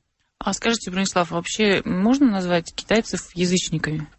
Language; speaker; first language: Russian; native; Russian